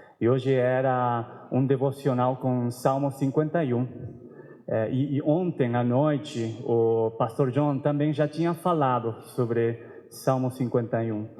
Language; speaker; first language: Portuguese; non-native, fluent; Spanish